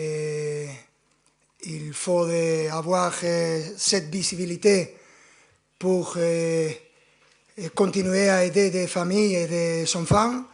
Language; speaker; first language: French; non-native, fluent; Spanish